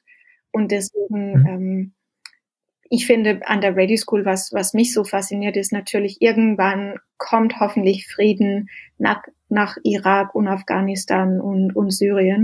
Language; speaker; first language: German; non-native, fluent; Danish